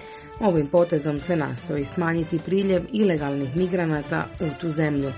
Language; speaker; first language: Croatian; native; Croatian